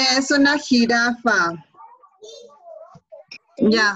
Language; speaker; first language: Spanish; native; Spanish